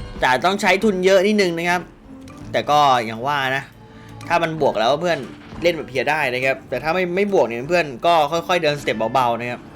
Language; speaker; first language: Thai; native; Thai